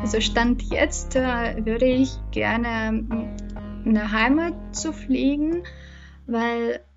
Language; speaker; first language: German; non-native, fluent; Russian